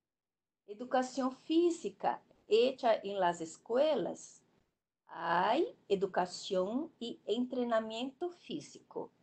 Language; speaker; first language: Spanish; non-native, learner; Portuguese